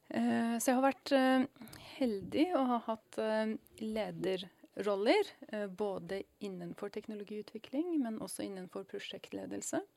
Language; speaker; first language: Norwegian; non-native, fluent; Persian